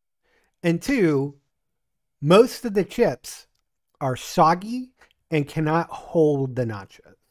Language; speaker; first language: English; native; English